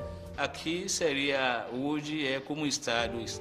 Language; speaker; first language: Portuguese; non-native, fluent; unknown